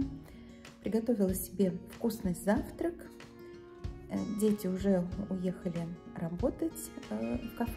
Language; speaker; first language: Russian; native; Russian